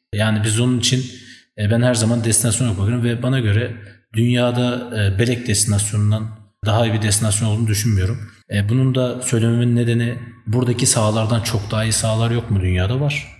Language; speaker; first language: Turkish; native; Turkish